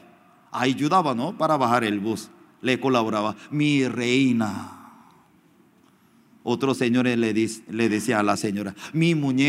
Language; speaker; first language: Spanish; non-native, fluent; Korean